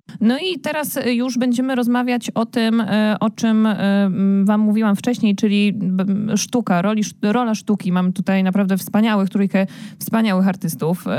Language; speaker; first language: Polish; native; Polish